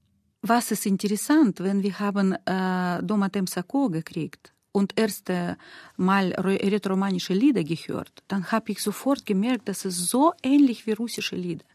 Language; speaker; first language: German; non-native, learner; Russian